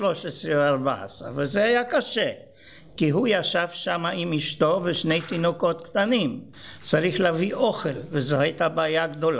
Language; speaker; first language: Hebrew; non-native, fluent; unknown